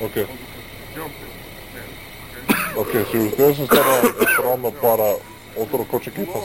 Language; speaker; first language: Spanish; non-native, learner; English